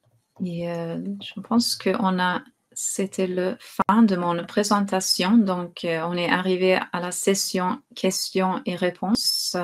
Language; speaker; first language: French; non-native, fluent; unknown